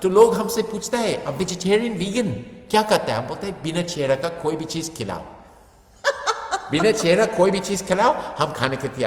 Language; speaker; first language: Hindi; non-native, fluent; English